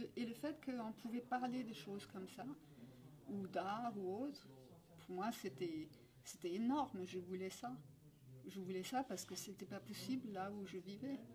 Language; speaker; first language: French; non-native, fluent; Danish